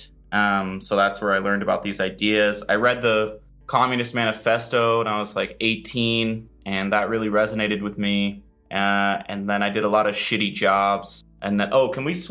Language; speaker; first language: English; native; English